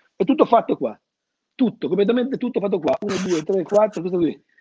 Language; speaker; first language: Italian; native; Italian